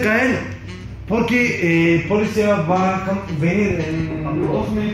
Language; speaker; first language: Spanish; non-native, learner; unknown